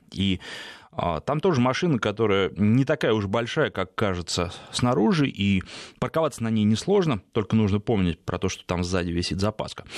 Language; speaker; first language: Russian; native; Russian